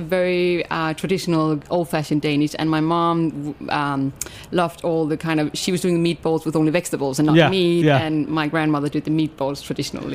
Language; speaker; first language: English; non-native, fluent; Danish